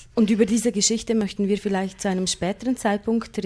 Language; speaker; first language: German; native; German